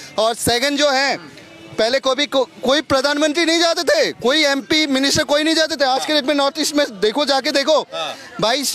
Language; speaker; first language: Hindi; non-native, local second language; Bangla